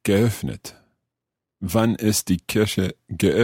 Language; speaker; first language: German; non-native, learner; English